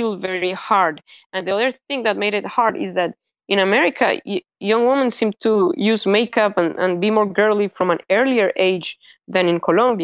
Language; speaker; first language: English; early bilingual, other home language; Spanish